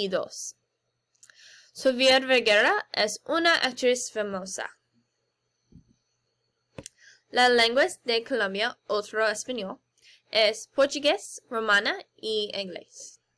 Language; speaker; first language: Spanish; non-native, learner; English